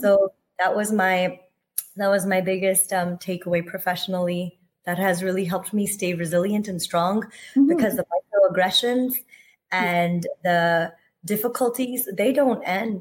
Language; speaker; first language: English; native; English